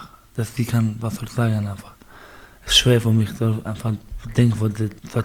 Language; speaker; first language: German; non-native, learner; Persian